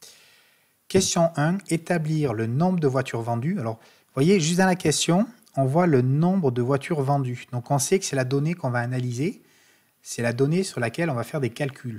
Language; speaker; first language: French; native; French